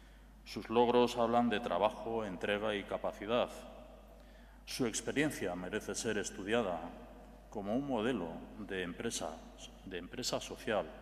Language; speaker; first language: Spanish; native; Spanish